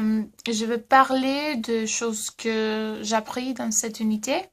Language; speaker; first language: French; non-native, learner; Spanish